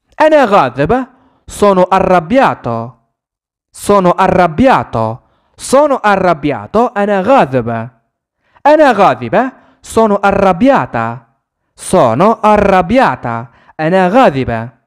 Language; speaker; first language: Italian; non-native, fluent; Arabic